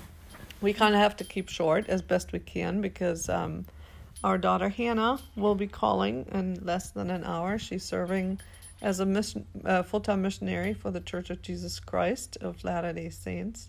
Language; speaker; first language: English; non-native, fluent; German